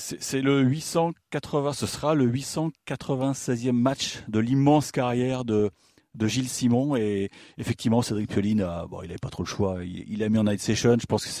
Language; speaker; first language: French; native; French